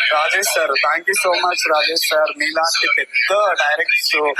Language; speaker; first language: Telugu; native; Telugu